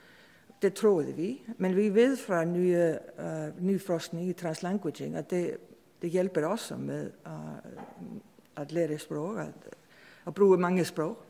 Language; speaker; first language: Danish; non-native, fluent; Icelandic